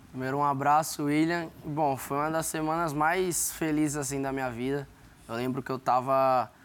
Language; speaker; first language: Portuguese; native; Portuguese